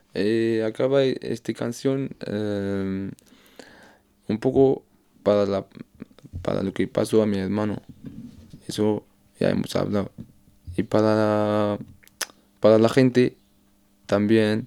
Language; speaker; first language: Spanish; non-native, learner; Arabic